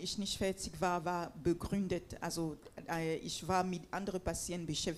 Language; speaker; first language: German; non-native, fluent; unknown